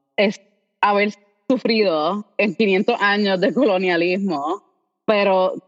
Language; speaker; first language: Spanish; native; Spanish